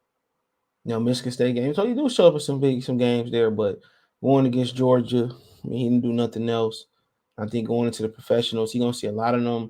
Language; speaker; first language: English; native; English